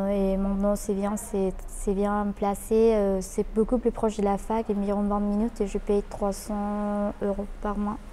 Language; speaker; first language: French; non-native, fluent; Spanish